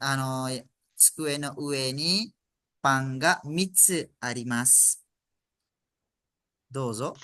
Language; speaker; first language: Japanese; non-native, fluent; Malay